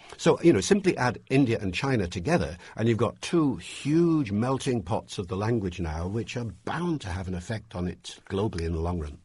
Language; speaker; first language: English; native; English